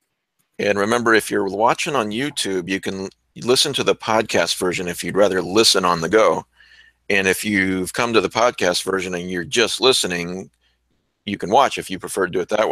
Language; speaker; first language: English; native; English